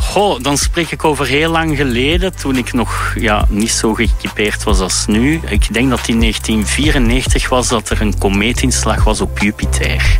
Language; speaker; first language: Dutch; native; Dutch